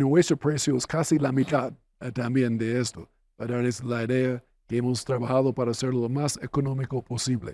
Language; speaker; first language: Spanish; non-native, fluent; English